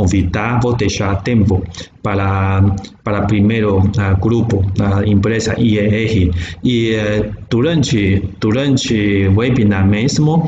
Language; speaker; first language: Portuguese; non-native, learner; Chinese